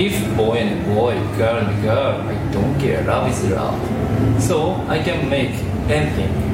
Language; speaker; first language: English; non-native, learner; Japanese